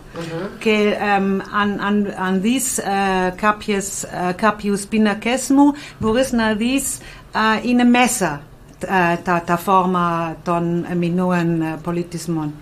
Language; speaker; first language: Greek; non-native, learner; German